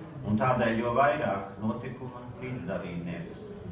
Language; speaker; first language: Latvian; early bilingual, heritage; Latvian